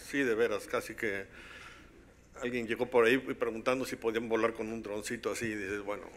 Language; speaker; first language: Spanish; native; Spanish